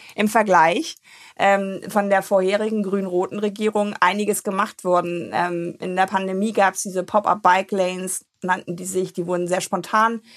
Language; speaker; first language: German; native; German